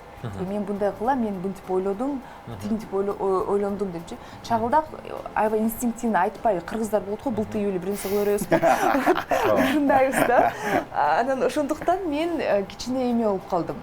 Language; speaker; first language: Kyrgyz; non-native, local second language; Russian